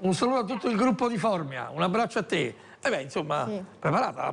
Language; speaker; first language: Italian; native; Italian